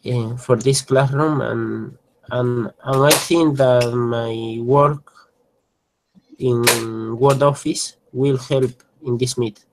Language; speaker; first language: English; non-native, learner; Spanish